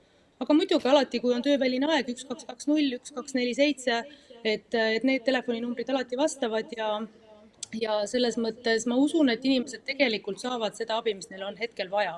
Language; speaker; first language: Estonian; native; Estonian